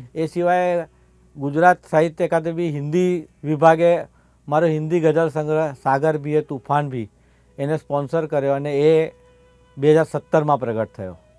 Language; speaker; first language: Gujarati; non-native, local second language; Marathi